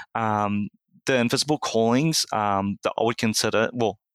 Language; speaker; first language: English; native; English